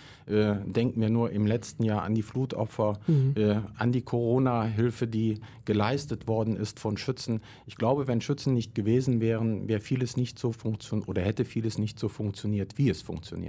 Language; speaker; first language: German; native; German